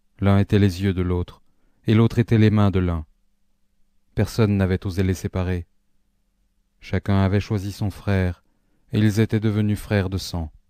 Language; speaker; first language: French; native; French